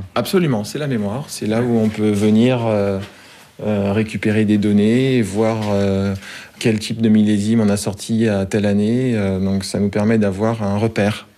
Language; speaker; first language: French; native; French